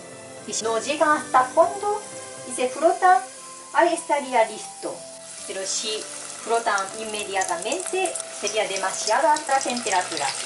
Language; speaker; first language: Spanish; non-native, fluent; Japanese